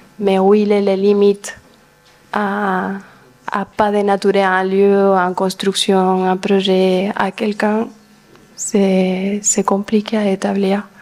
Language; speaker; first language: French; non-native, fluent; Spanish